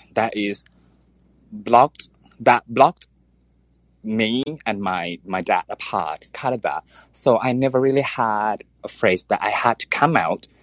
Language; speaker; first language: English; non-native, fluent; Thai